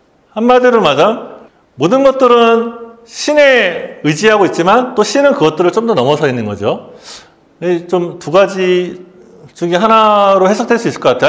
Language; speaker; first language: Korean; native; Korean